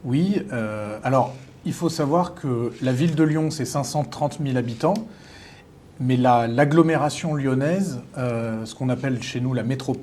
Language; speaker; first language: French; native; French